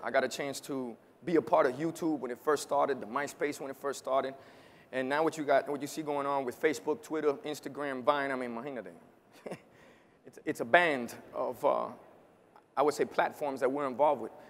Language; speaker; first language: English; early bilingual, other home language; Spanish